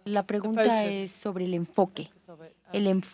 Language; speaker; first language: Spanish; native; Spanish